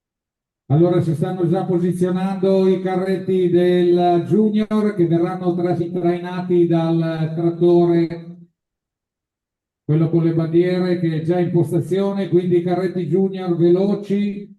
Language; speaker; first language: Italian; native; Italian